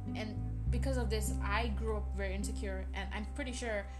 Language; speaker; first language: English; early bilingual, other home language; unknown